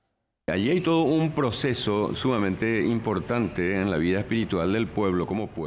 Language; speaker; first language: Spanish; native; Spanish